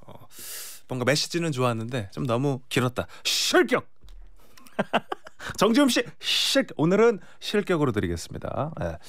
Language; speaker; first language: Korean; native; Korean